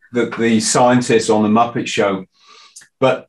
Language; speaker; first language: English; native; English